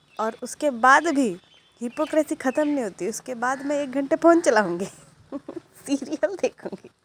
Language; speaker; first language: Hindi; native; Hindi